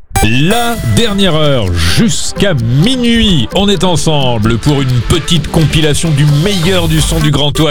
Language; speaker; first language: French; native; French